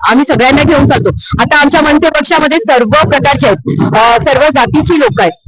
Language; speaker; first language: Marathi; native; Marathi